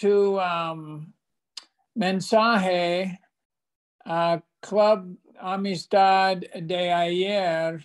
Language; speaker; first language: Spanish; non-native, learner; English